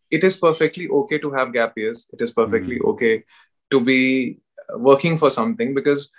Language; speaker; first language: English; non-native, local second language; Hindi